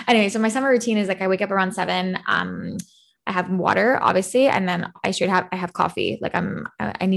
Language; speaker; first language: English; native; English